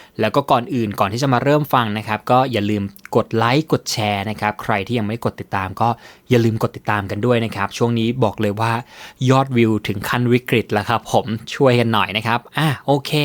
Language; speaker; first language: Thai; native; Thai